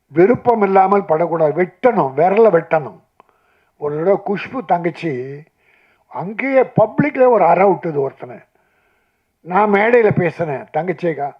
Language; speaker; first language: Tamil; native; Tamil